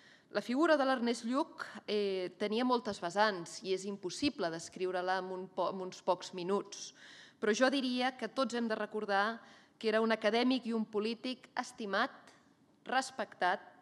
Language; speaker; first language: Catalan; native; Catalan